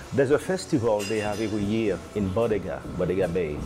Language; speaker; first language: English; non-native, fluent; Haitian Creole